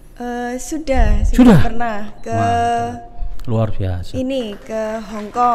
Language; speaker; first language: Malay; non-native, local second language; Javanese